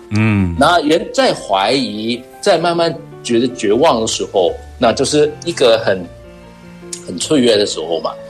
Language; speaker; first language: Chinese; non-native, local second language; Cantonese